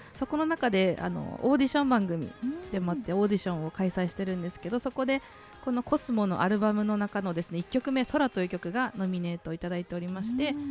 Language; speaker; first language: Japanese; native; Japanese